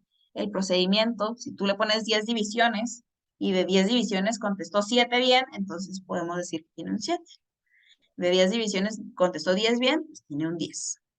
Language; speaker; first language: Spanish; native; Spanish